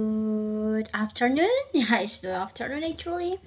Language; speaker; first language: English; non-native, learner; Indonesian